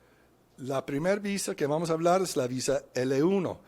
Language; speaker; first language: Spanish; non-native, fluent; English